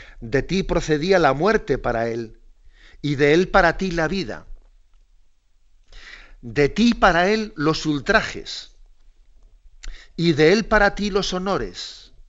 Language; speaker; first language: Spanish; native; Spanish